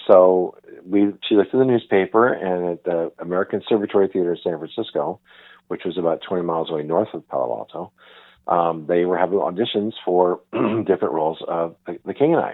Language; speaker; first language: English; native; English